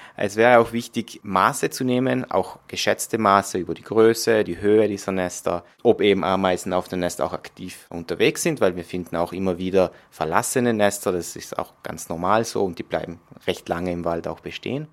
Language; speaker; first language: German; non-native, local second language; Italian